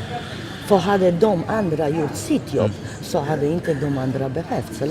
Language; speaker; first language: Swedish; non-native, fluent; Polish